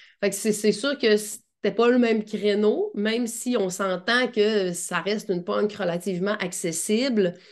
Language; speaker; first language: French; native; French